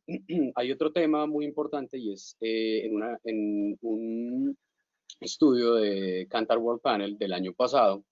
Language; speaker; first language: Spanish; native; Spanish